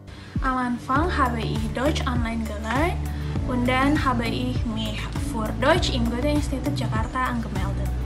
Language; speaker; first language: German; non-native, learner; Indonesian